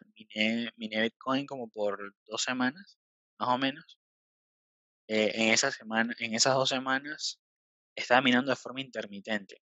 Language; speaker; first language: Spanish; native; Spanish